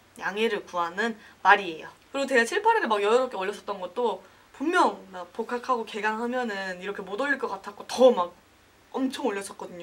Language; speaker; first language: Korean; native; Korean